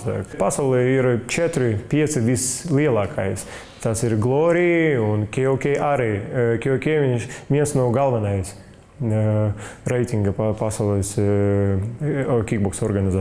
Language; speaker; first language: Latvian; non-native, local second language; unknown